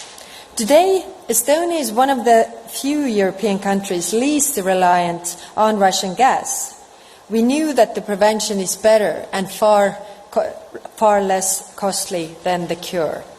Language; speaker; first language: English; non-native, fluent; Estonian